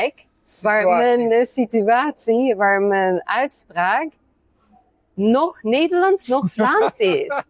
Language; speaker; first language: Dutch; non-native, fluent; Polish